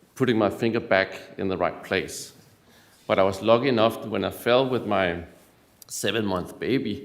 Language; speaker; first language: English; non-native, fluent; Danish